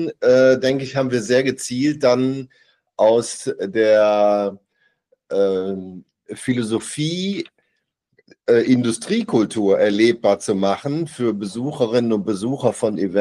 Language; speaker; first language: German; native; German